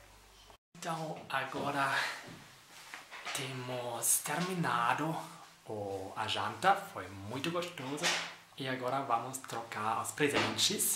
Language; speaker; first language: Portuguese; non-native, fluent; German